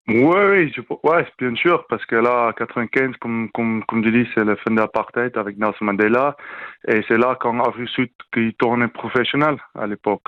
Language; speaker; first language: French; non-native, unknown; Afrikaans